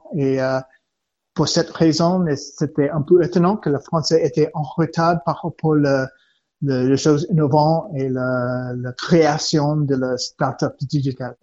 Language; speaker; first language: French; non-native, learner; English